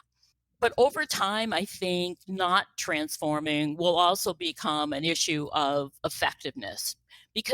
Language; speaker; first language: English; native; English